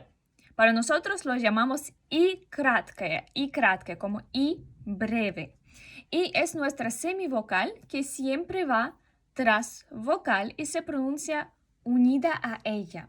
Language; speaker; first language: Spanish; non-native, fluent; Russian